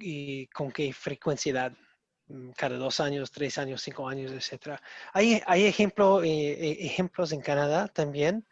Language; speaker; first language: Spanish; non-native, learner; English